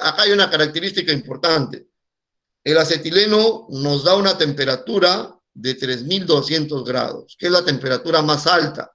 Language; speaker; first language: Spanish; native; Spanish